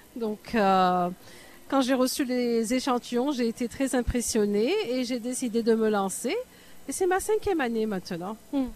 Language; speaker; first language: French; non-native, local second language; Arabic